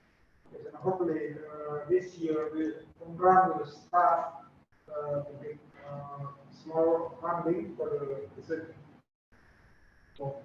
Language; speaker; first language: English; non-native, learner; Indonesian